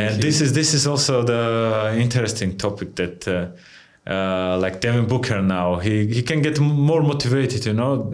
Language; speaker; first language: English; non-native, fluent; Georgian